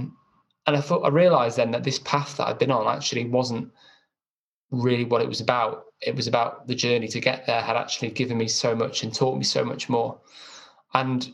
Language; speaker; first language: English; native; English